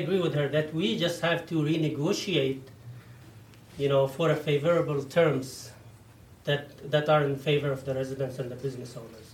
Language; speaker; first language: English; non-native, fluent; Arabic